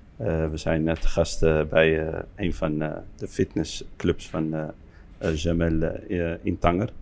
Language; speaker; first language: Dutch; early bilingual, other home language; Arabic